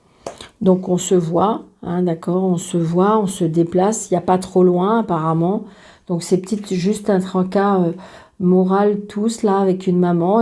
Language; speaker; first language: French; native; French